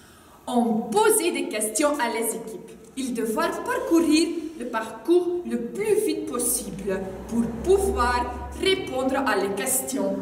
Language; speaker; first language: French; non-native, learner; Dutch